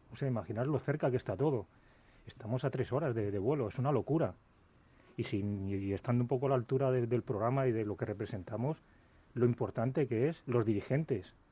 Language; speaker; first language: Spanish; native; Spanish